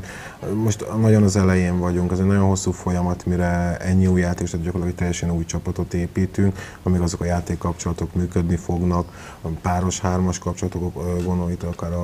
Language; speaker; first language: Hungarian; native; Hungarian